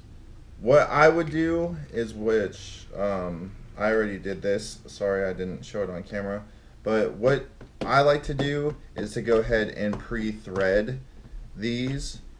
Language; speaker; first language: English; native; English